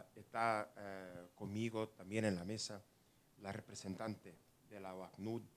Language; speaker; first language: Spanish; non-native, fluent; English